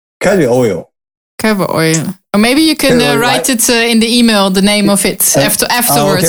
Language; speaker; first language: English; non-native, learner; Dutch